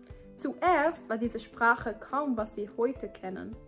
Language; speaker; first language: German; non-native, fluent; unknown